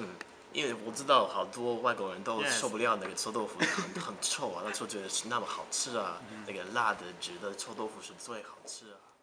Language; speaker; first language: Chinese; non-native, learner; English